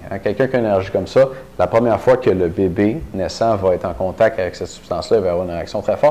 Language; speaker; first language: French; native; French